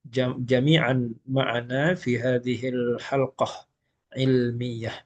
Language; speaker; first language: Arabic; non-native, fluent; Malay